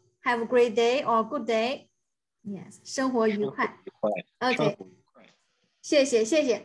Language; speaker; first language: English; non-native, fluent; Chinese